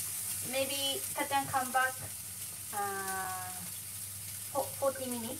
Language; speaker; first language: English; non-native, learner; Thai